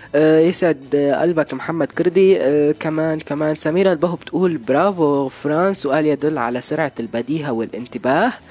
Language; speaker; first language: Arabic; native; Arabic